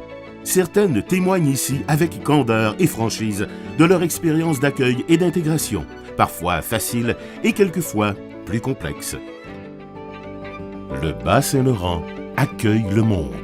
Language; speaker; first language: French; native; French